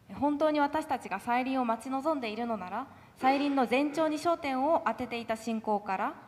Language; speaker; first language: Japanese; non-native, fluent; Korean